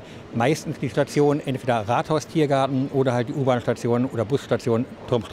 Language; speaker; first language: German; native; German